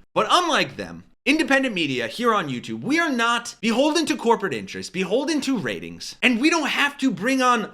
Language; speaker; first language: English; native; English